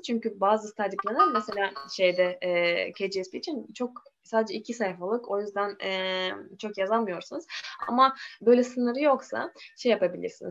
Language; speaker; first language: Turkish; non-native, learner; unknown